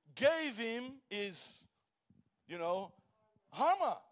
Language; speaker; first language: English; non-native, fluent; Portuguese